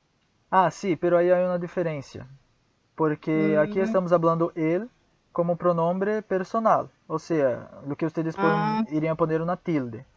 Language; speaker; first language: Portuguese; non-native, fluent; Spanish